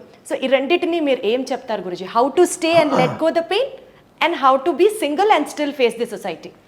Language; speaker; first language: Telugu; native; Telugu